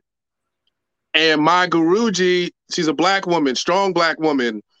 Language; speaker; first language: English; native; English